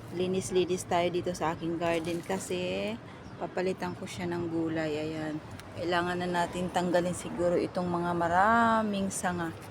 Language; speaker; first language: Filipino; non-native, local second language; Bikol